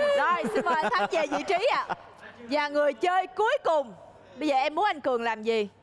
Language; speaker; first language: Vietnamese; native; Vietnamese